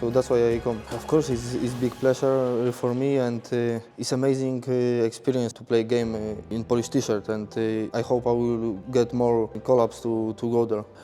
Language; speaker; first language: English; non-native, fluent; Polish